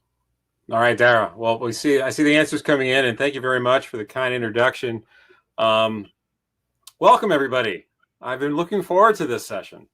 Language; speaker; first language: English; native; English